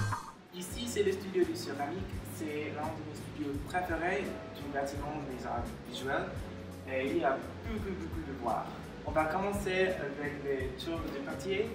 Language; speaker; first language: French; non-native, learner; English